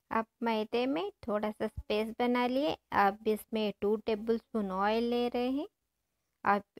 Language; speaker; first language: Hindi; non-native, local second language; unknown